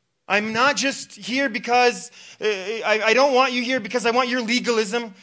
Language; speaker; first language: English; early bilingual, other home language; Russian